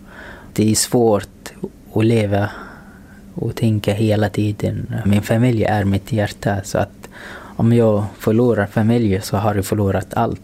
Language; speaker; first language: Swedish; non-native, fluent; Arabic